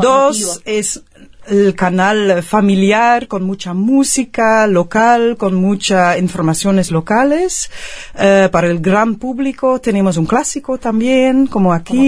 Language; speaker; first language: Spanish; non-native, fluent; Dutch